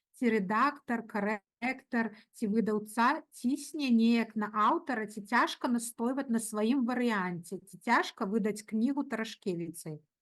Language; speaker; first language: Belarusian; non-native, local second language; Russian